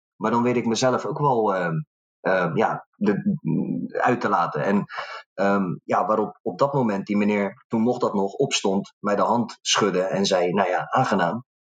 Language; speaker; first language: Dutch; early bilingual, other home language; Arabic